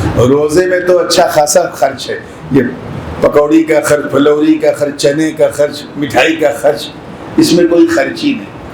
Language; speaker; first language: Urdu; native; Urdu